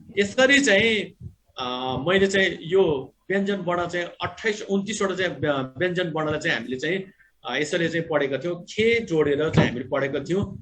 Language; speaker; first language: Nepali; non-native, local second language; Gurung